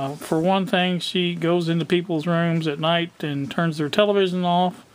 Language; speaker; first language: English; native; English